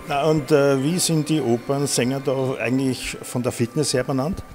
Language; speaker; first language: German; native; German